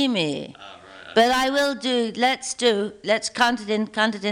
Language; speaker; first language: English; native; English